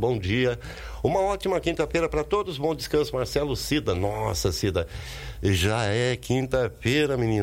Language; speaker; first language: Portuguese; native; Portuguese